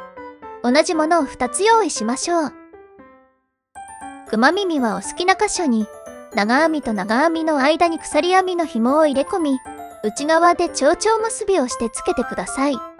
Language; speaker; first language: Japanese; native; Japanese